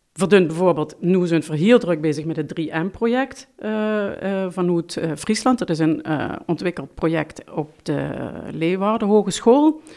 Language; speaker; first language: Dutch; non-native, local second language; Limburgish